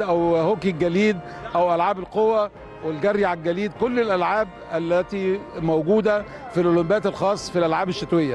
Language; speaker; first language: Arabic; native; Arabic